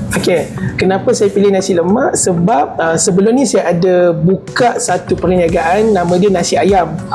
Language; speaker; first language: Malay; native; Malay